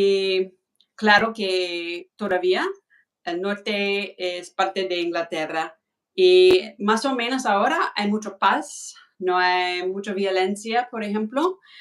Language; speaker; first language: Spanish; non-native, fluent; English